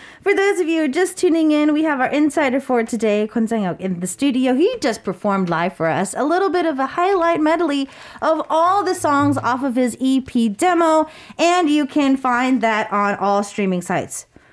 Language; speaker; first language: English; early bilingual, other home language; Korean